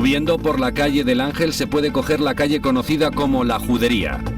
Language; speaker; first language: Spanish; native; Spanish